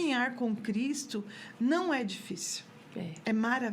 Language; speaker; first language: Portuguese; native; Portuguese